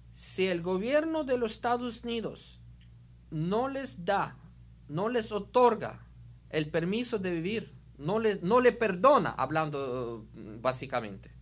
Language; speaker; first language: Spanish; non-native, fluent; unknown